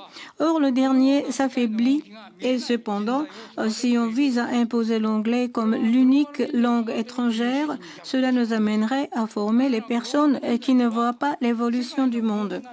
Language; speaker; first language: French; non-native, fluent; Japanese